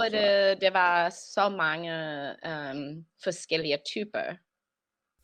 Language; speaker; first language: Danish; non-native, learner; English